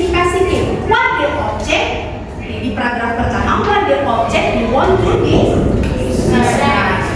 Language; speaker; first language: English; non-native, learner; Indonesian